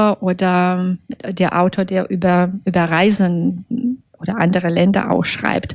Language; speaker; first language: German; non-native, fluent; Russian